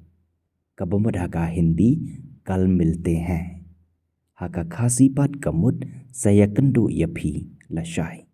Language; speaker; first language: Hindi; non-native, local second language; Khasi